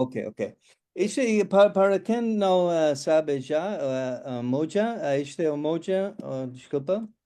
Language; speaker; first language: Portuguese; non-native, fluent; English